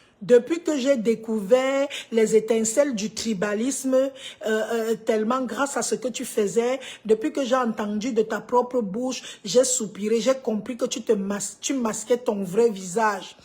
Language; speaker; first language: French; native; French